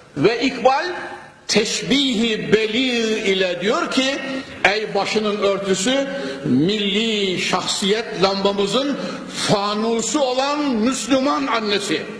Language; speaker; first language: Turkish; native; Turkish